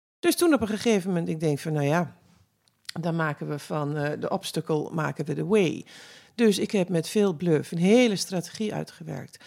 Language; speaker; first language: Dutch; native; Dutch